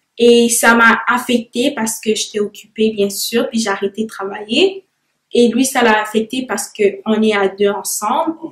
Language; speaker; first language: French; early bilingual, other home language; Haitian Creole